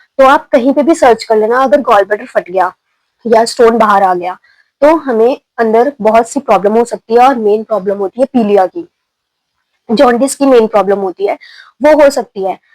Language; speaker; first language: Hindi; native; Hindi